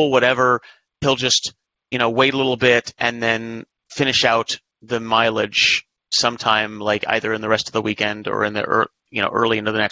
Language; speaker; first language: English; native; English